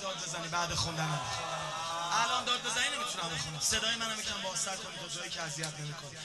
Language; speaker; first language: Persian; native; Persian